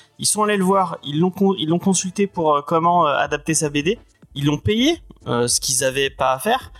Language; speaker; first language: French; native; French